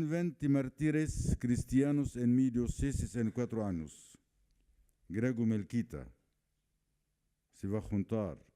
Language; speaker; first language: Spanish; non-native, fluent; Arabic